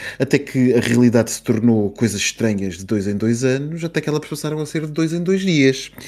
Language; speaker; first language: Portuguese; native; Portuguese